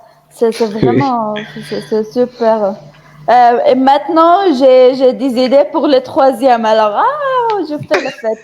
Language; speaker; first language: French; non-native, fluent; Arabic